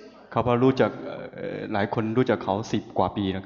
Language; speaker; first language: Thai; non-native, fluent; Chinese